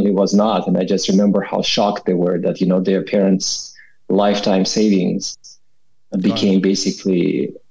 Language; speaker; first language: English; non-native, fluent; Russian